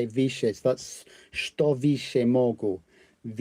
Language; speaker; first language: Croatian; non-native, learner; English